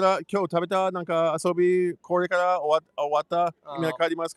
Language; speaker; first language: Japanese; non-native, learner; English